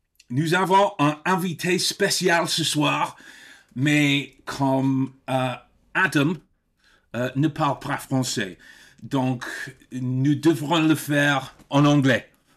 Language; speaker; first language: French; non-native, learner; English